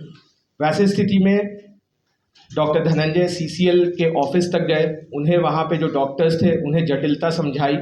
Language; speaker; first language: Hindi; native; Hindi